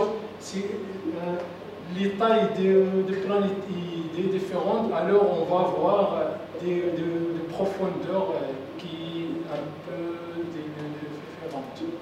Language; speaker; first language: French; non-native, local second language; Arabic